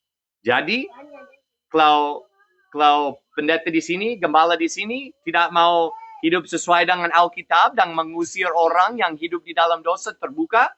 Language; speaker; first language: Indonesian; non-native, fluent; English